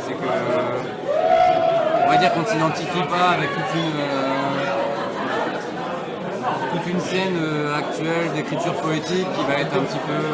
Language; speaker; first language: French; native; French